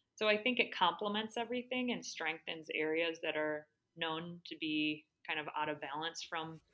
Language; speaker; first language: English; native; English